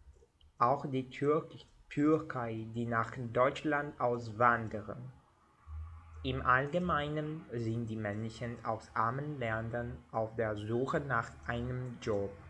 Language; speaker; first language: German; non-native, learner; Portuguese